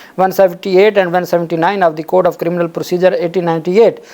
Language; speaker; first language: English; non-native, local second language; Urdu